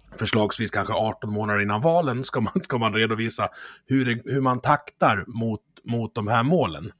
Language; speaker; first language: Swedish; native; Swedish